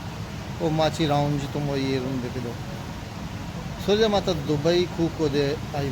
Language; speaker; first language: Japanese; non-native, fluent; Urdu